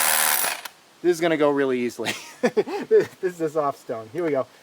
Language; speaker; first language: English; native; English